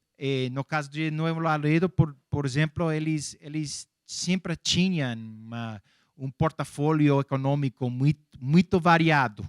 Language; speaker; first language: Portuguese; non-native, fluent; English